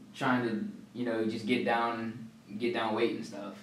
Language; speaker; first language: English; early bilingual, other home language; Filipino